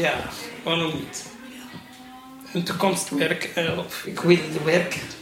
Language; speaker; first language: Dutch; non-native, learner; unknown